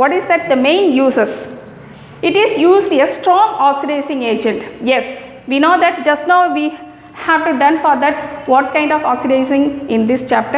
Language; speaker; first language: English; non-native, local second language; Tamil